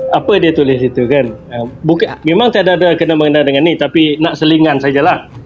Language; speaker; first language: Malay; non-native, local second language; Iban